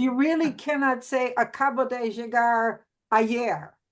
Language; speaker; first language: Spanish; non-native, learner; English